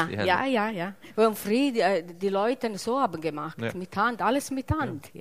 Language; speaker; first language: German; non-native, learner; Italian